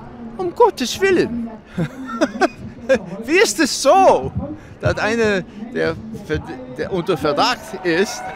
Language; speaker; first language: German; non-native, fluent; Dutch